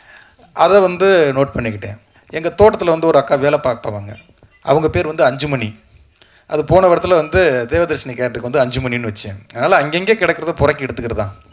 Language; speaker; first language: Tamil; native; Tamil